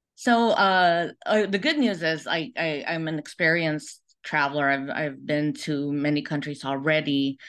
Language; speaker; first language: English; early bilingual, other home language; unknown